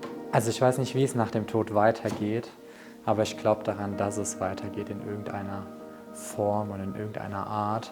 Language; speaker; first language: German; native; German